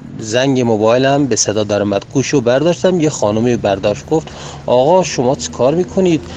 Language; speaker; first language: Persian; non-native, local second language; Azerbaijani